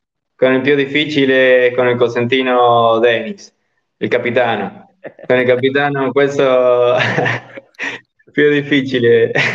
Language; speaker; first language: Italian; non-native, learner; Spanish